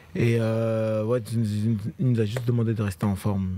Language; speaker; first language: French; native; French